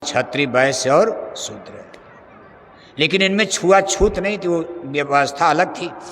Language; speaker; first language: Hindi; native; Hindi